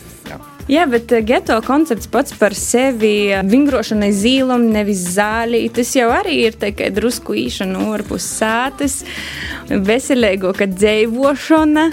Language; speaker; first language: Latvian; native; Latvian